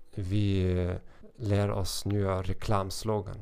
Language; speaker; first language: Swedish; non-native, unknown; German